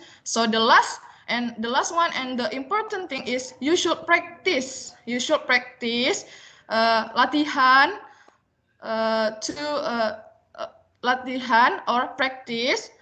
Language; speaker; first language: English; non-native, learner; Indonesian